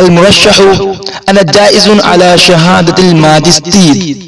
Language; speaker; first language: Arabic; non-native, fluent; Urdu